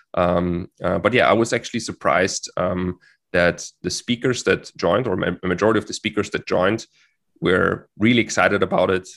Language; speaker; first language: English; non-native, fluent; German